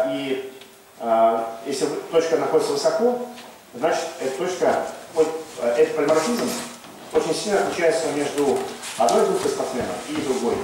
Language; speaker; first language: Russian; native; Russian